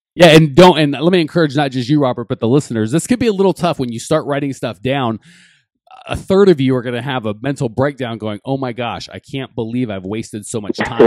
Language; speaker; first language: English; native; English